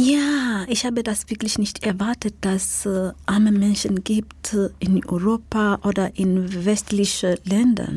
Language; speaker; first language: German; non-native, learner; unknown